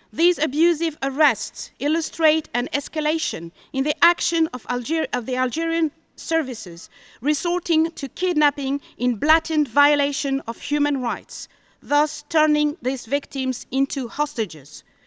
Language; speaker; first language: English; non-native, fluent; Kabyle